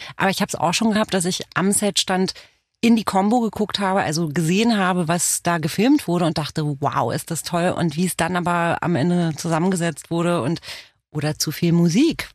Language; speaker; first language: German; early bilingual, other home language; Romanian